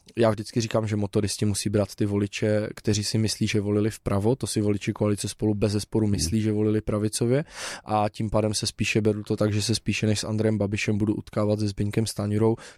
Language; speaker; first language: Czech; native; Czech